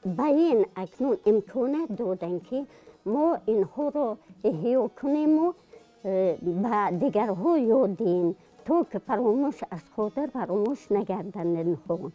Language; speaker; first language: Tajik; non-native, local second language; Shughni